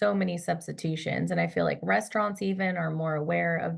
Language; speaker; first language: English; native; English